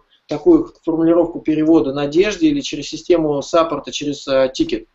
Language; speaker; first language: Russian; native; Russian